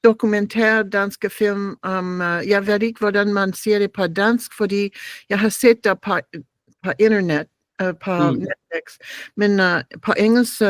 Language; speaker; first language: Danish; non-native, learner; English